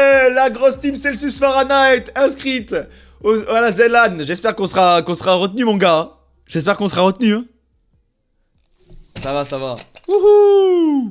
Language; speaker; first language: French; native; French